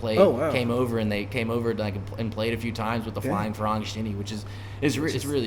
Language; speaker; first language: English; native; English